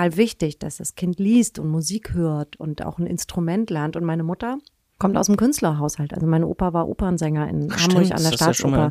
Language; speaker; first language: German; native; German